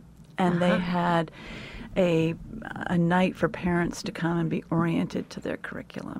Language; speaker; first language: English; native; English